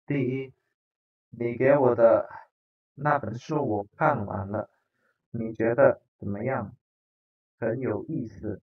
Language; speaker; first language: Chinese; non-native, fluent; Indonesian